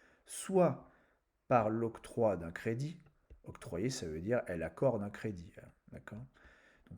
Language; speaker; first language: French; native; French